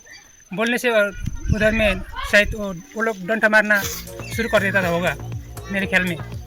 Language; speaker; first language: Hindi; non-native, local second language; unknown